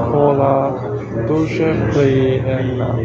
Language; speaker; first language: Ukrainian; non-native, learner; Chinese